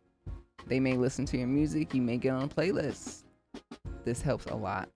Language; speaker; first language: English; native; English